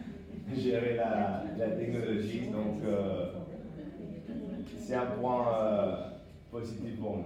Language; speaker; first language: French; non-native, fluent; Spanish